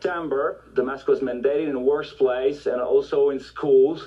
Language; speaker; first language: English; non-native, fluent; French